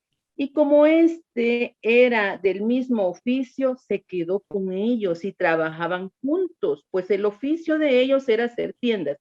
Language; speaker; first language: Spanish; native; Spanish